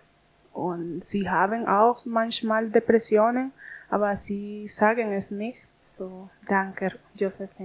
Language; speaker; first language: German; non-native, learner; Spanish